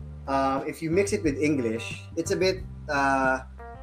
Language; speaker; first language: English; non-native, local second language; Filipino